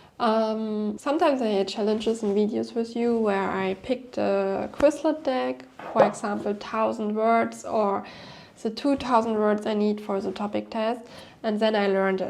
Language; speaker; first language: English; non-native, fluent; German